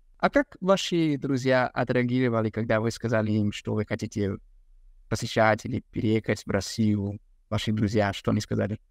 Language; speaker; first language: Russian; non-native, fluent; English